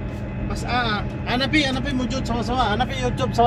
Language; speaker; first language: Arabic; non-native, learner; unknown